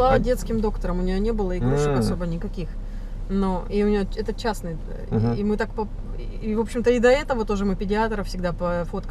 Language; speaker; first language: Russian; native; Russian